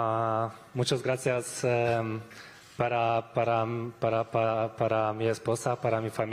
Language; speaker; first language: Spanish; non-native, learner; Polish